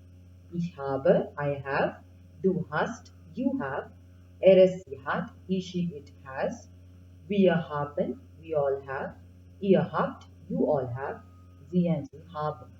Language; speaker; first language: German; non-native, fluent; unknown